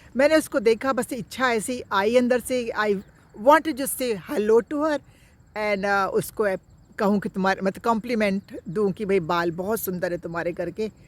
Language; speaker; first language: Hindi; native; Hindi